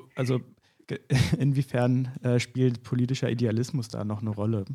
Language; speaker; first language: German; native; German